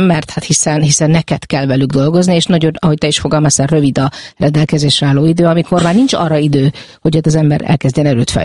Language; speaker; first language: Hungarian; native; Hungarian